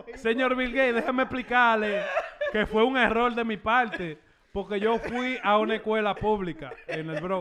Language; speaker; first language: Spanish; early bilingual, heritage; Spanish